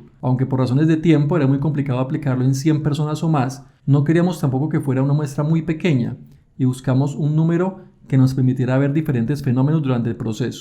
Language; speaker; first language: Spanish; native; Spanish